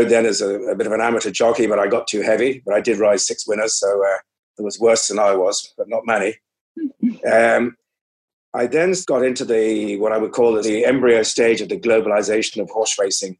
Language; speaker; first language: English; native; English